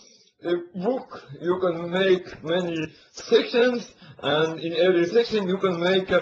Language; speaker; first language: English; non-native, learner; Latvian